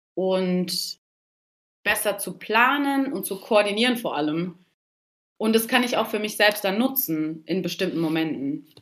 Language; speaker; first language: German; early bilingual, other home language; Turkish